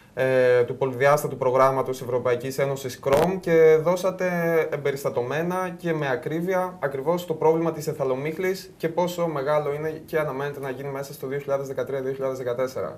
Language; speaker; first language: Greek; native; Greek